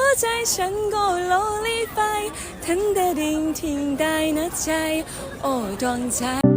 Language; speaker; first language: Thai; native; Thai